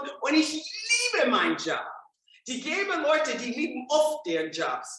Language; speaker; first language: German; non-native, fluent; English